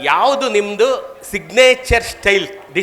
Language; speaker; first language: Kannada; native; Kannada